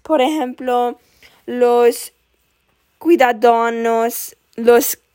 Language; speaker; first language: Spanish; non-native, learner; English